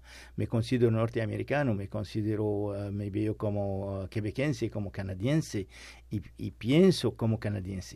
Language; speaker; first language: Spanish; non-native, learner; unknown